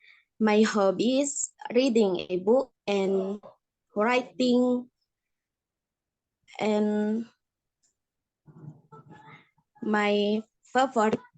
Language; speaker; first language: English; non-native, learner; Indonesian